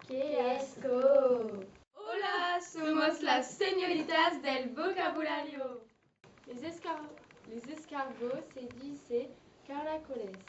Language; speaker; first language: Spanish; non-native, learner; French